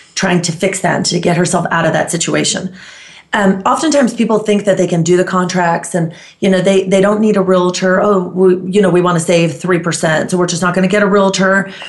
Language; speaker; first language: English; non-native, fluent; Greek